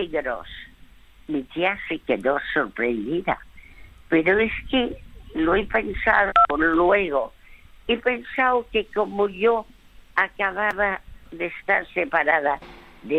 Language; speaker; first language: Spanish; early bilingual, other home language; French